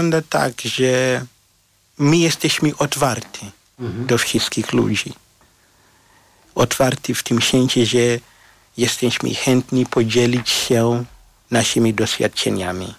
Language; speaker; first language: Polish; non-native, fluent; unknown